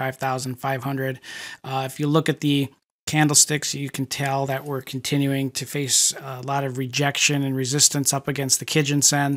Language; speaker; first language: English; native; English